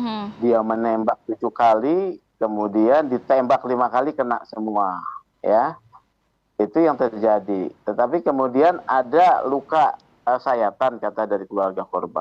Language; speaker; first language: Indonesian; native; Indonesian